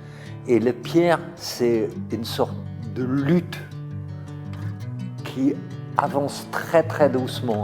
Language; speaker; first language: French; non-native, fluent; German